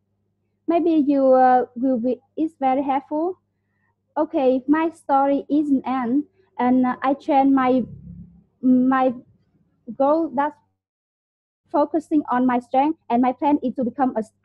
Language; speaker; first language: English; non-native, learner; Vietnamese